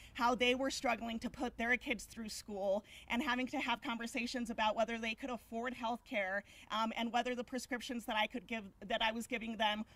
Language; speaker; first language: English; early bilingual, other home language; Spanish